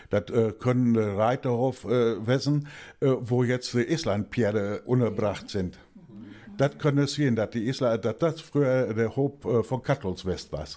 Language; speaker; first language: German; native; German